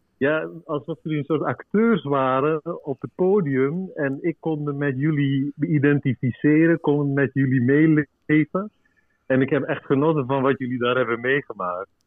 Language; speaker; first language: Dutch; native; Dutch